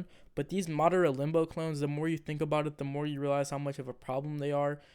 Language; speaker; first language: English; native; English